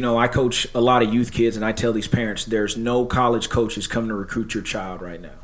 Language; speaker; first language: English; native; English